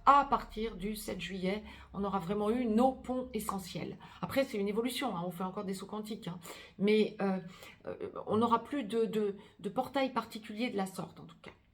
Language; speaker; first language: French; native; French